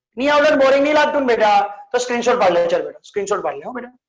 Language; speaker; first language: Hindi; non-native, local second language; Gujarati